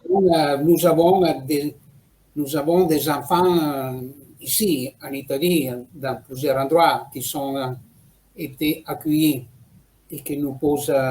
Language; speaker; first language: French; non-native, fluent; Italian